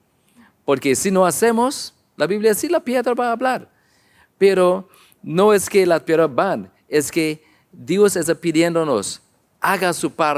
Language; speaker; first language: Spanish; non-native, learner; English